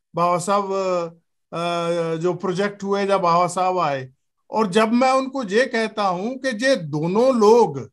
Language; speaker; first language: Hindi; native; Hindi